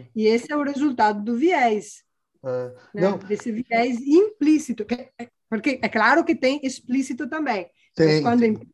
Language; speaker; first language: Portuguese; non-native, fluent; Italian